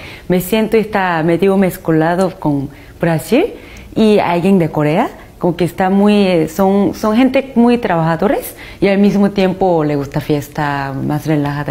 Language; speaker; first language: Spanish; non-native, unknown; Korean